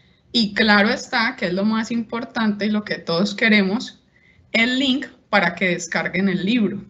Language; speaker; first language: Spanish; native; Spanish